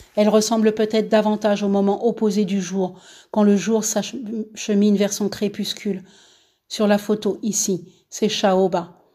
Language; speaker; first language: French; native; French